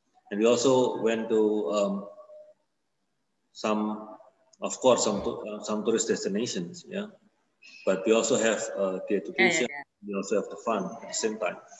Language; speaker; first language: English; non-native, fluent; Indonesian